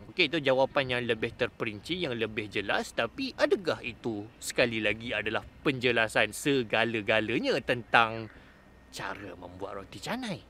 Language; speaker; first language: Malay; native; Malay